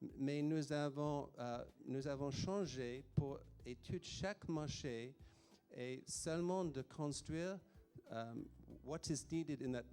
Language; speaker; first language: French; non-native, fluent; English